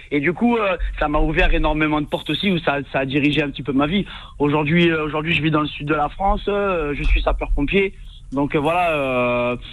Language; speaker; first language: French; native; French